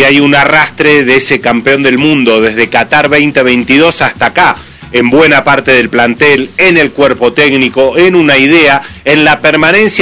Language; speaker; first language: Spanish; native; Spanish